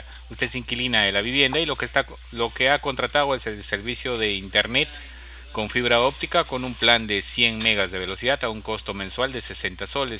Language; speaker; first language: Spanish; native; Spanish